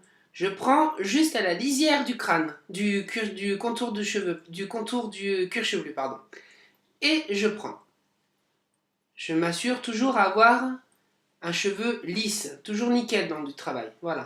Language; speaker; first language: French; native; French